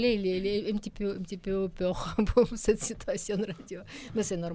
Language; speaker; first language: French; non-native, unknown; Russian